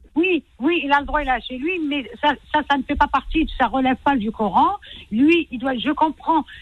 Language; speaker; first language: French; non-native, local second language; Arabic